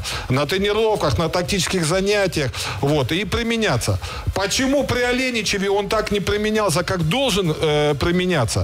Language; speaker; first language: Russian; native; Russian